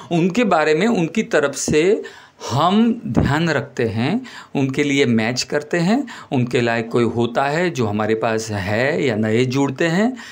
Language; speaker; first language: Hindi; non-native, local second language; Gujarati